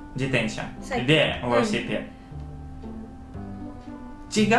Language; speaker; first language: Japanese; non-native, fluent; Russian